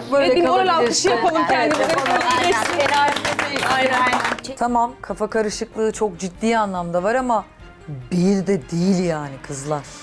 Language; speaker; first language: Turkish; native; Turkish